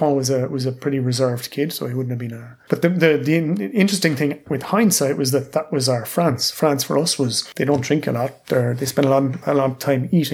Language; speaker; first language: English; native; English